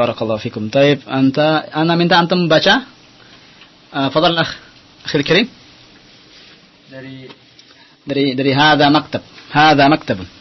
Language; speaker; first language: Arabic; non-native, fluent; Indonesian